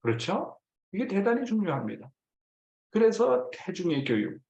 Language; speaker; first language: Korean; native; Korean